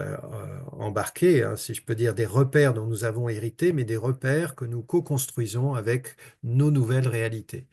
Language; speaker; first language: French; native; French